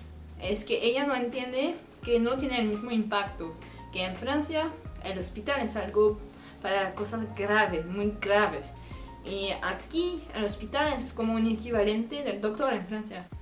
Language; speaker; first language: Spanish; non-native, learner; French